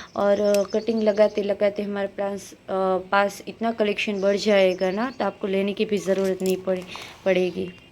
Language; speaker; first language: Hindi; non-native, local second language; Gujarati